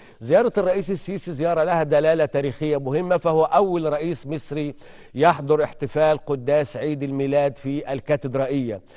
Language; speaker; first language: Egyptian Arabic; native; Egyptian Arabic